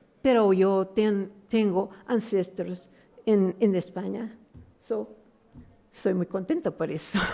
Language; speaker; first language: Spanish; non-native, learner; Portuguese